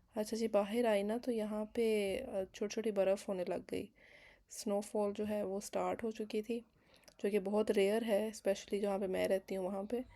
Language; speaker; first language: Urdu; native; Urdu